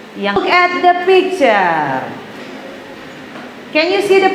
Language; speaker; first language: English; non-native, fluent; Indonesian